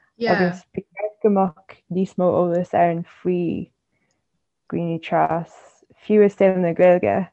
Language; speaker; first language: Irish; non-native, local second language; English